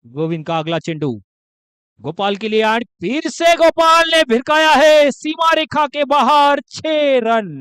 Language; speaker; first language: Hindi; non-native, local second language; Marathi